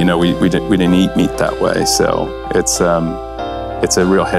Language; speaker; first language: English; native; English